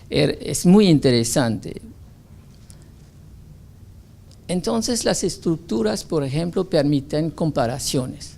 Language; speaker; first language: Spanish; non-native, fluent; French